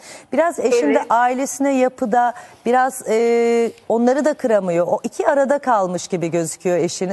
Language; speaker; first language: Turkish; native; Turkish